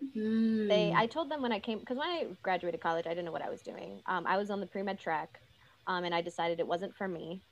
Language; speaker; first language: English; early bilingual, other home language; Urdu